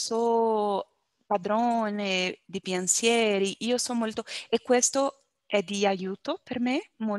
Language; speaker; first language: Italian; non-native, learner; Portuguese